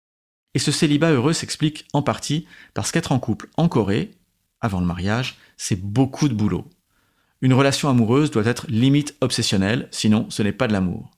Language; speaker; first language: French; native; French